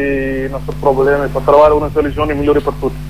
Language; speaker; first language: Italian; non-native, learner; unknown